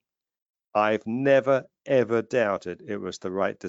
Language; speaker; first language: English; native; English